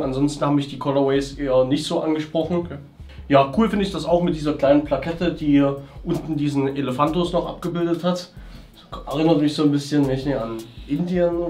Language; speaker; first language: German; native; German